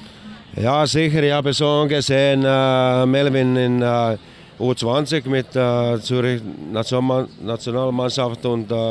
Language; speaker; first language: German; non-native, learner; Finnish